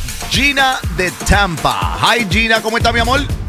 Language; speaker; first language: Spanish; native; Spanish